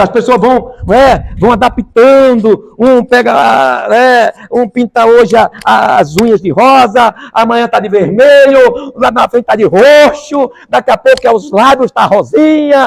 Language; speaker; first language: Portuguese; native; Portuguese